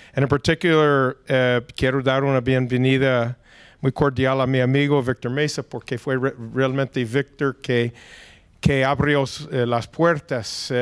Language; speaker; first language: Spanish; non-native, fluent; English